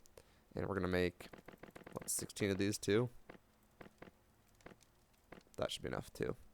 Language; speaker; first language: English; native; English